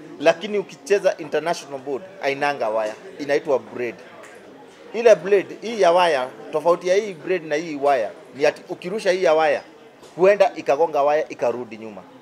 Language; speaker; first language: Swahili; non-native, local second language; Kikuyu